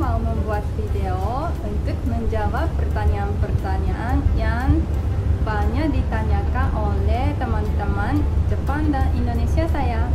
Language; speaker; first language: Indonesian; non-native, fluent; Japanese